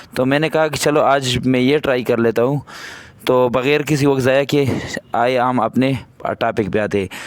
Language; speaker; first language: Urdu; non-native, local second language; Pashto